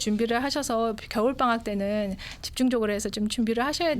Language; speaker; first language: Korean; native; Korean